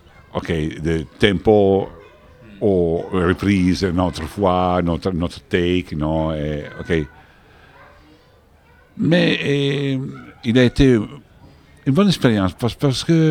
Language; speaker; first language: French; non-native, learner; Italian